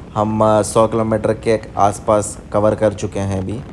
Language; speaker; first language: Hindi; non-native, local second language; Urdu